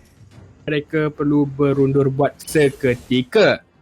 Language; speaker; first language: Malay; native; Malay